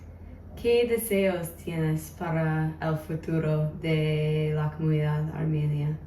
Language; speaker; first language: Spanish; non-native, learner; English